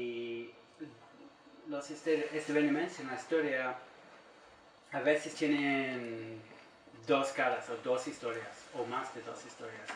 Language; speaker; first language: Spanish; non-native, learner; English